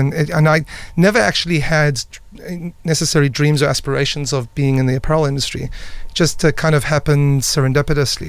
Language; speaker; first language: English; native; English